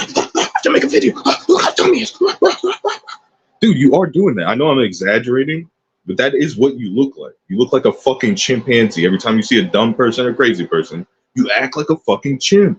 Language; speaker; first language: English; native; English